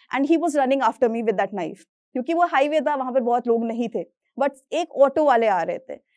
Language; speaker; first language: Hindi; native; Hindi